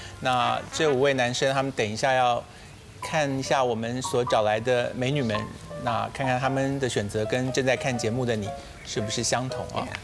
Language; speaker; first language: Chinese; native; Chinese